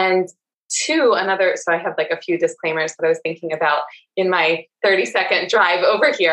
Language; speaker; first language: English; native; English